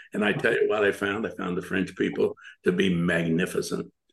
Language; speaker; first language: English; native; English